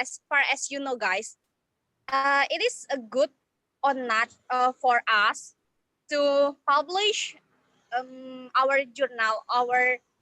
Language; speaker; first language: English; non-native, learner; Indonesian